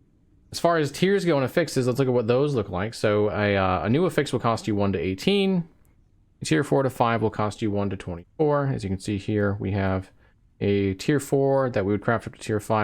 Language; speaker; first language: English; native; English